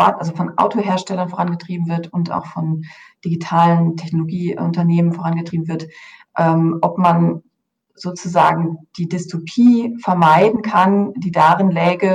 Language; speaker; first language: German; native; German